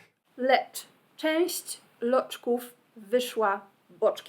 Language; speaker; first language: Polish; native; Polish